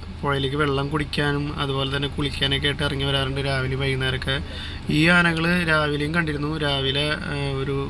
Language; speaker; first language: Malayalam; native; Malayalam